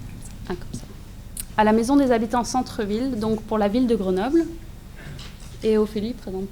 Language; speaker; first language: French; native; French